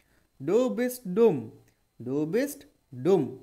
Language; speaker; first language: German; non-native, learner; Hindi